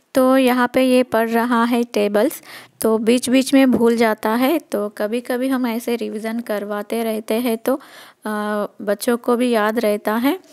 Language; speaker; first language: Hindi; non-native, local second language; Telugu